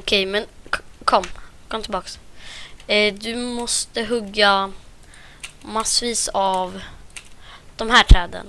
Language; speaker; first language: Swedish; native; Swedish